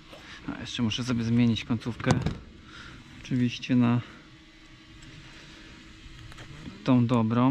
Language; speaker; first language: Polish; native; Polish